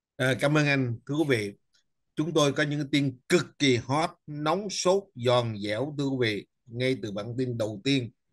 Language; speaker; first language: Vietnamese; native; Vietnamese